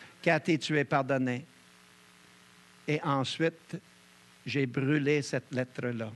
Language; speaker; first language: French; native; French